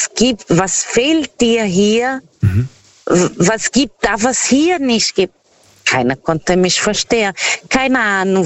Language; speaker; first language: German; non-native, learner; Portuguese